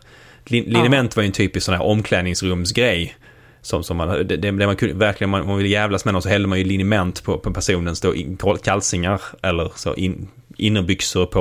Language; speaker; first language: Swedish; native; Swedish